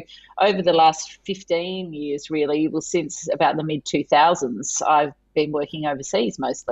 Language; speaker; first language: English; native; English